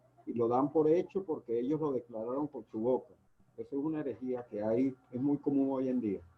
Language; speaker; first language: Spanish; native; Spanish